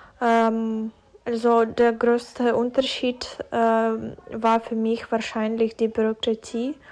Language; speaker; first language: German; non-native, fluent; Ukrainian